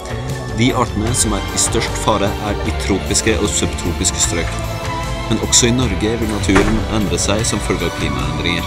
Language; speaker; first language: Norwegian; native; Norwegian